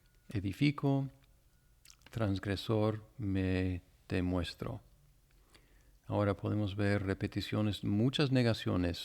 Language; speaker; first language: Spanish; non-native, fluent; English